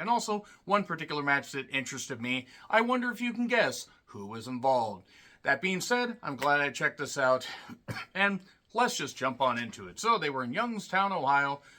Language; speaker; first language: English; native; English